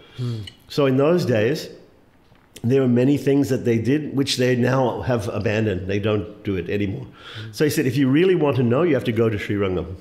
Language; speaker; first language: English; native; English